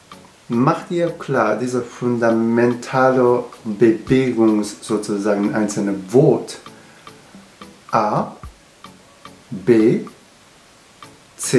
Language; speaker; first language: German; non-native, learner; Japanese